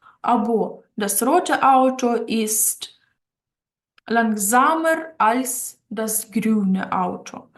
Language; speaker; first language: German; non-native, fluent; Ukrainian